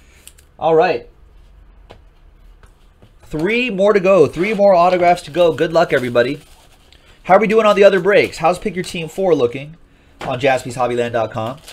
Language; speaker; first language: English; native; English